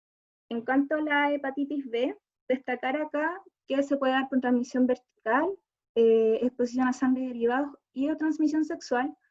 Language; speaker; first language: Spanish; native; Spanish